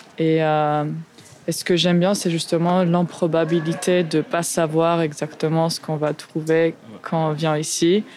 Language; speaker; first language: French; non-native, fluent; Spanish